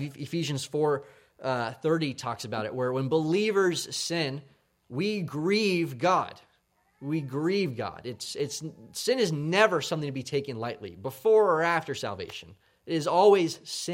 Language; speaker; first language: English; native; English